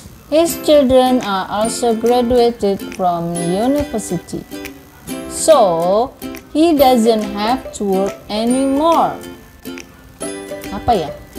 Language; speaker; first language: English; non-native, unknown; Indonesian